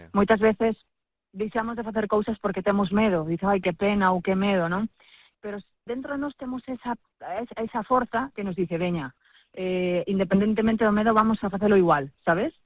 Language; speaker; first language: Galician; non-native, local second language; Spanish